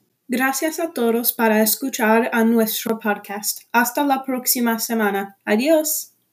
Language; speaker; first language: Spanish; non-native, learner; English